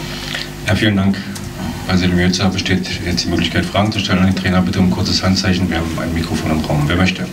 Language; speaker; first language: German; native; German